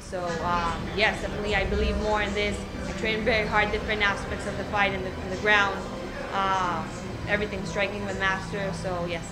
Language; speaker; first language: English; non-native, fluent; Spanish